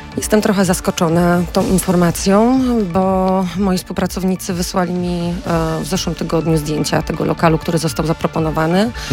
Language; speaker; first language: Polish; native; Polish